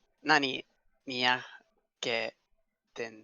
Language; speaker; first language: Japanese; non-native, learner; English